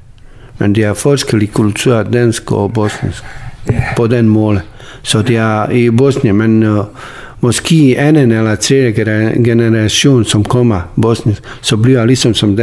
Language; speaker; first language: Danish; non-native, learner; Bosnian